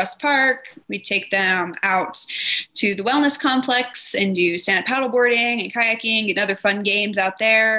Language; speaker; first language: English; native; English